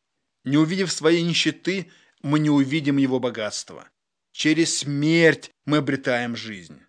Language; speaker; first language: Russian; native; Russian